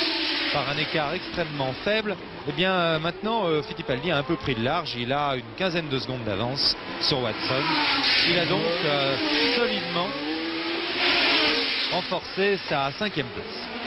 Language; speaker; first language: French; native; French